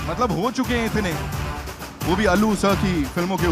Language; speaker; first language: Hindi; native; Hindi